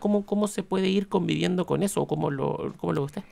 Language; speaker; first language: Spanish; native; Spanish